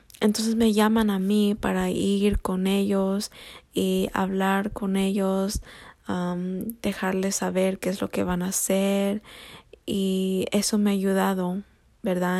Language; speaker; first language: Spanish; early bilingual, heritage; Spanish